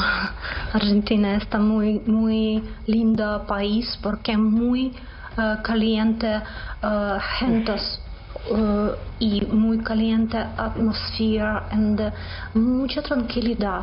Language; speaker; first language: Spanish; non-native, learner; Ukrainian